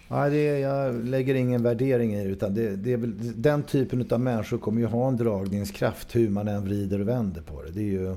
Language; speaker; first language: Swedish; native; Swedish